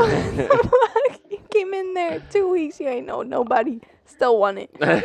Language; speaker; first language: English; native; English